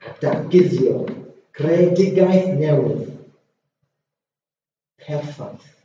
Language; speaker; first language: Welsh; non-native, local second language; English